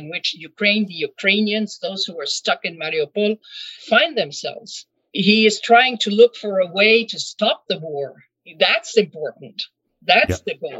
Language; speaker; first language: English; non-native, fluent; French